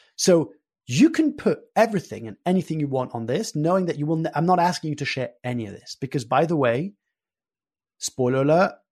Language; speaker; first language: English; early bilingual, other home language; French